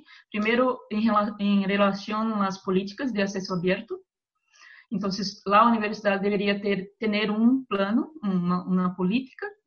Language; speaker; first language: Spanish; non-native, fluent; Portuguese